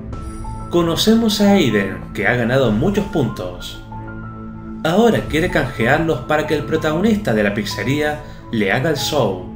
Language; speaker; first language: Spanish; native; Spanish